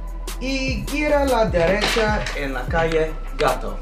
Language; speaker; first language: Spanish; non-native, learner; English